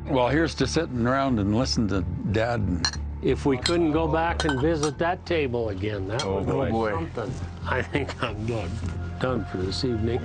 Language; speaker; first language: English; native; English